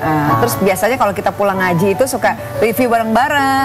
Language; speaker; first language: Indonesian; native; Indonesian